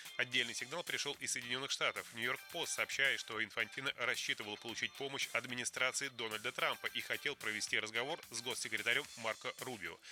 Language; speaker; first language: Russian; native; Russian